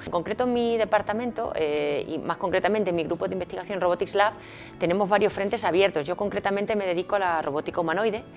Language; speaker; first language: Spanish; native; Spanish